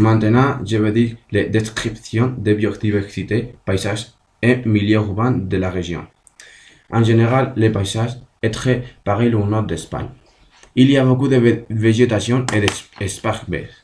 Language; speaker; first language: French; non-native, learner; Spanish